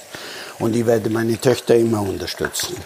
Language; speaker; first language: German; non-native, learner; Italian